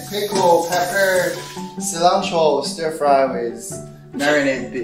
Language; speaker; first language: English; non-native, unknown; Chinese